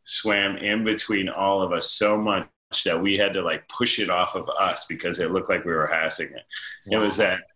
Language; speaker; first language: English; native; English